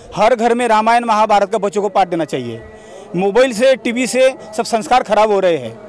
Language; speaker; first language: Hindi; non-native, local second language; Marathi